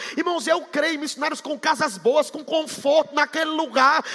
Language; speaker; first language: Portuguese; native; Portuguese